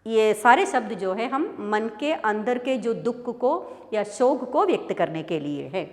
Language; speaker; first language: Hindi; non-native, local second language; Malayalam